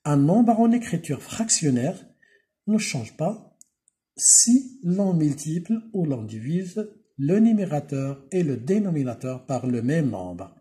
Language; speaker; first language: French; non-native, local second language; Arabic